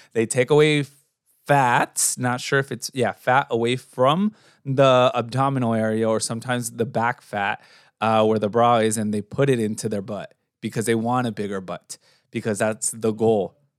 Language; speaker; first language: English; early bilingual, other home language; Spanish